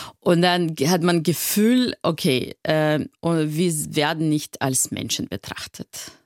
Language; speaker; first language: German; non-native, fluent; Russian